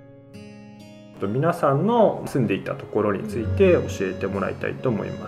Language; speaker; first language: Japanese; native; Japanese